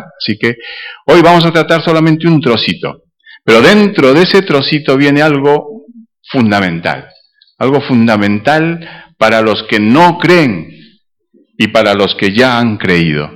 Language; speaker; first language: Spanish; native; Spanish